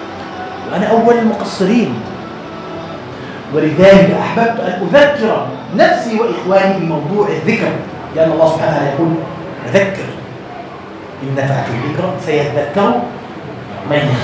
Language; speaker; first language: Arabic; native; Arabic